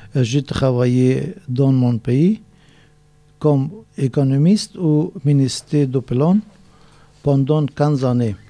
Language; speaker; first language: French; non-native, learner; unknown